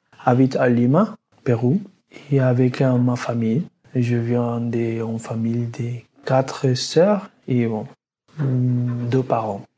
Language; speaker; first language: French; non-native, learner; Spanish